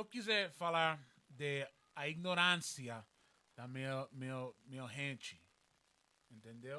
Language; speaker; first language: Portuguese; non-native, learner; Spanish